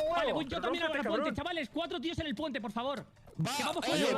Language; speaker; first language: Spanish; native; Spanish